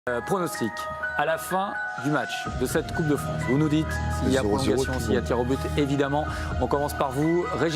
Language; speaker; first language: French; native; French